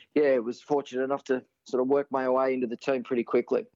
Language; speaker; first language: English; native; English